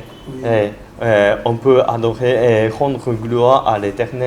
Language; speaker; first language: French; non-native, learner; Japanese